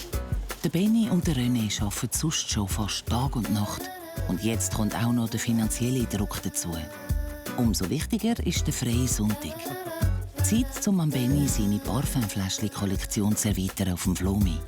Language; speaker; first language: German; native; German